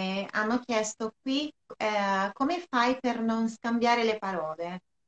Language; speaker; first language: Italian; non-native, fluent; Portuguese